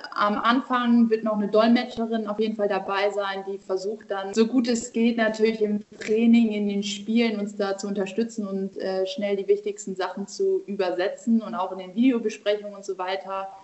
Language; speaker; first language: German; native; German